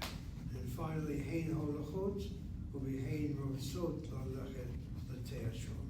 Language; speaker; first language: Hebrew; non-native, fluent; English